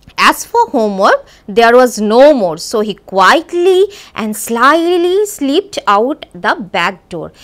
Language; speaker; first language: English; non-native, local second language; Bangla